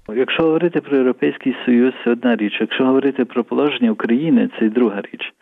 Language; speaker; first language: Ukrainian; early bilingual, heritage; Ukrainian